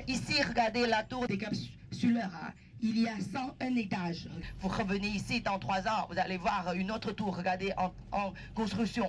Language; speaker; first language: French; non-native, fluent; Chinese